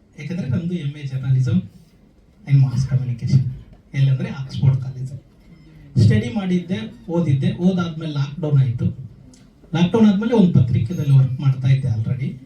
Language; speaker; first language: Kannada; native; Kannada